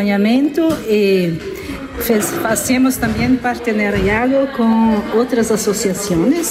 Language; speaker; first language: Spanish; non-native, learner; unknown